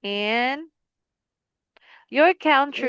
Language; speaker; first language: English; non-native, fluent; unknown